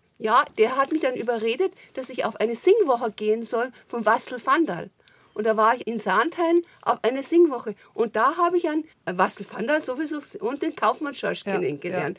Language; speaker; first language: German; early bilingual, other home language; French